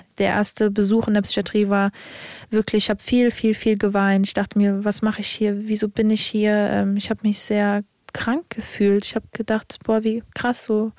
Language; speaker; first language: German; early bilingual, other home language; Serbian